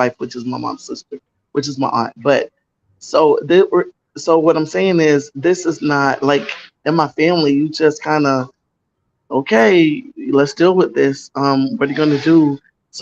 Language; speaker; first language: English; native; English